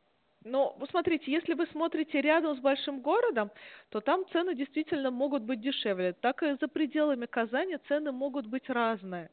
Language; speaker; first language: Russian; native; Russian